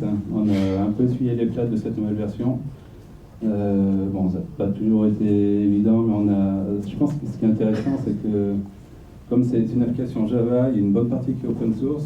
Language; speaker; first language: French; native; French